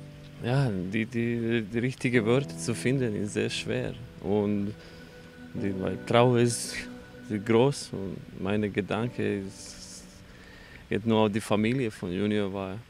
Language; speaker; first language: German; non-native, fluent; Croatian